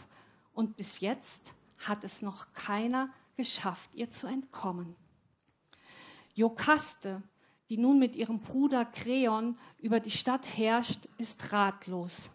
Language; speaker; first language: German; native; German